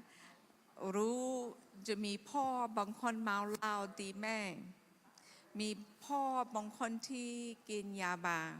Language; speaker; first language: Thai; non-native, fluent; English